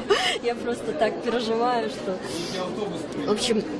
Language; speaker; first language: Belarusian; non-native, local second language; Russian